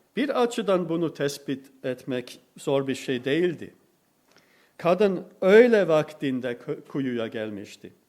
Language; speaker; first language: Turkish; non-native, fluent; English